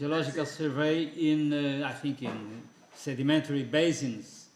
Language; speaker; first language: English; non-native, fluent; Portuguese